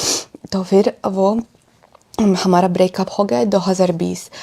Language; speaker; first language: Hindi; non-native, fluent; Russian